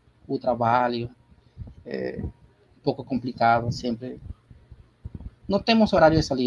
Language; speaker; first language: Portuguese; non-native, learner; Spanish